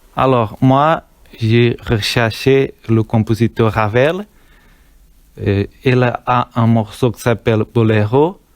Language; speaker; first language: French; non-native, learner; Portuguese